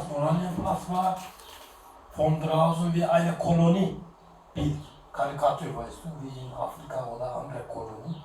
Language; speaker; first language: German; non-native, learner; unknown